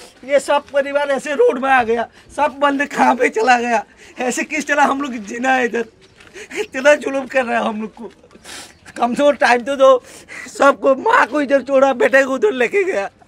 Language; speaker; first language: Hindi; non-native, learner; Rohingya